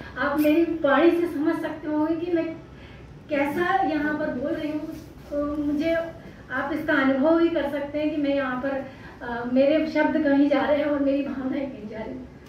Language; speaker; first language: Hindi; native; Hindi